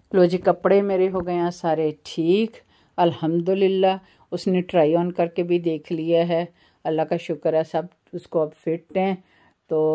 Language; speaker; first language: Urdu; native; Urdu